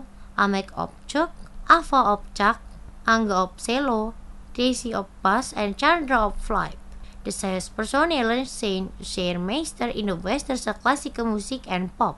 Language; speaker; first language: Dutch; non-native, fluent; Indonesian